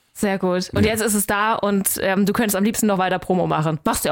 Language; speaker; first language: German; native; German